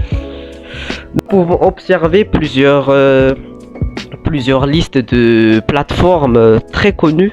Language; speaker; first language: French; non-native, local second language; Malagasy